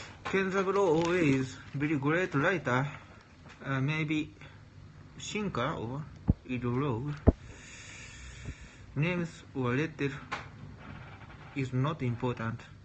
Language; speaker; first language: English; non-native, learner; Japanese